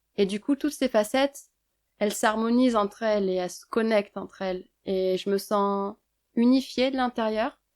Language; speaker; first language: French; native; French